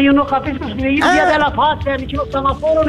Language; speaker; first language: Italian; non-native, learner; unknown